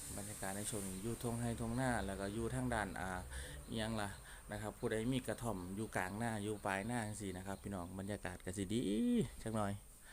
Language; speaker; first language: Thai; native; Thai